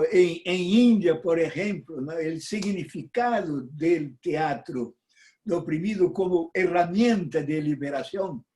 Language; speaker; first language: Spanish; non-native, fluent; Portuguese